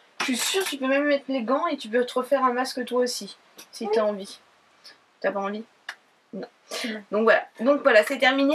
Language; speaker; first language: French; native; French